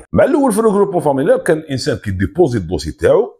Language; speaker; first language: Arabic; native; Arabic